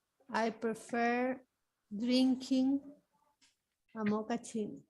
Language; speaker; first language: English; non-native, learner; Spanish